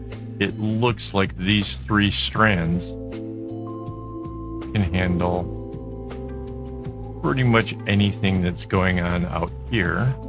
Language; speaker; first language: English; native; English